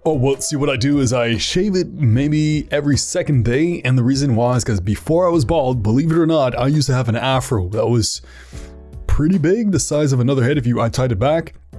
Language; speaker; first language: English; early bilingual, other home language; French